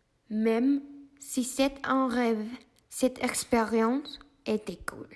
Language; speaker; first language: French; non-native, learner; Spanish